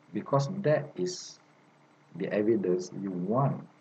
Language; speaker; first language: English; non-native, local second language; Malay